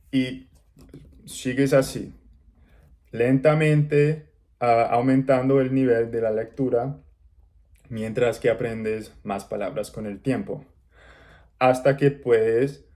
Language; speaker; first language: Spanish; non-native, learner; English